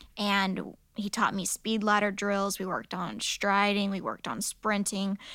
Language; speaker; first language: English; native; English